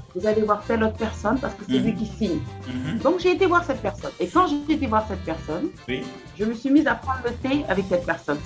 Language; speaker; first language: French; non-native, local second language; Wolof